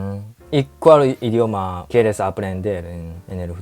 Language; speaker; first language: Spanish; non-native, fluent; Japanese